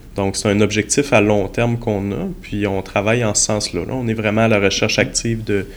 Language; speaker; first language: French; native; French